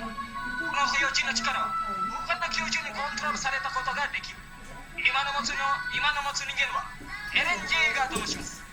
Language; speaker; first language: Japanese; non-native, learner; Indonesian